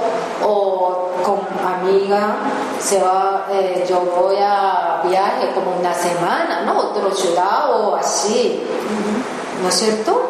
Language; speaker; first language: Spanish; non-native, learner; Japanese